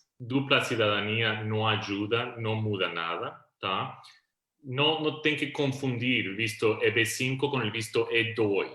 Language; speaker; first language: Portuguese; non-native, fluent; Spanish